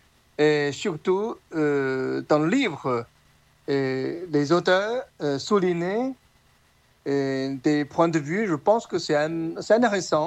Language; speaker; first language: French; non-native, fluent; Chinese